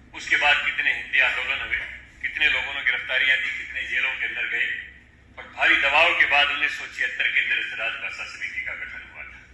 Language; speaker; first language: Hindi; native; Hindi